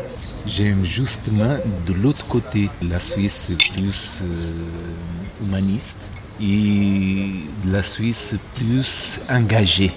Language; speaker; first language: French; non-native, fluent; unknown